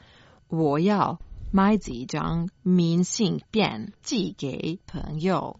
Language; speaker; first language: Chinese; non-native, learner; Croatian